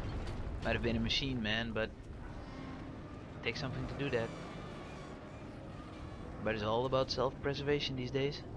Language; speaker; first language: English; non-native, fluent; Dutch